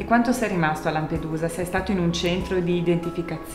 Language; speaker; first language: Italian; native; Italian